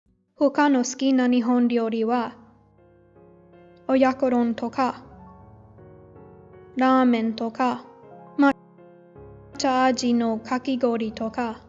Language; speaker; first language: Japanese; non-native, learner; English